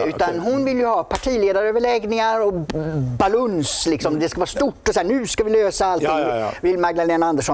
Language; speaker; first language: Swedish; native; Swedish